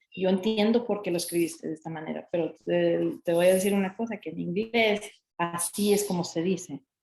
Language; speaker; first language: Spanish; early bilingual, heritage; Spanish